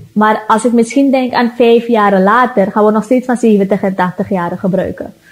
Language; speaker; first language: Dutch; native; Dutch